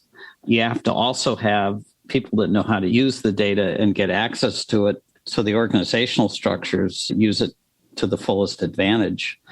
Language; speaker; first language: English; native; English